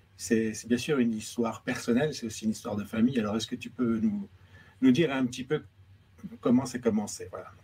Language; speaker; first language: French; native; French